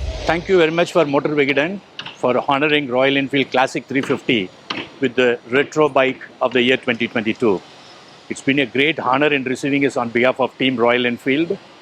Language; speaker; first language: English; non-native, local second language; Tamil